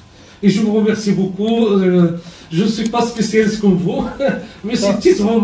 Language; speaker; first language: French; non-native, learner; Arabic